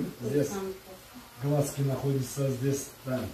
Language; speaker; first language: Russian; non-native, learner; Azerbaijani